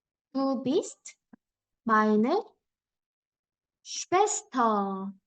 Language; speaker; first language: German; non-native, fluent; Korean